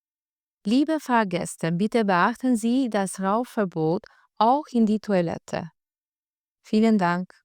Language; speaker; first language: German; non-native, fluent; Albanian